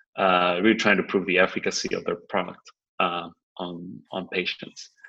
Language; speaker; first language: English; non-native, fluent; Spanish